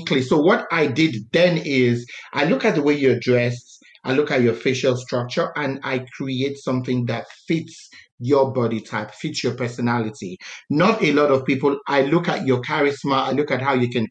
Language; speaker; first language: English; non-native, local second language; Yoruba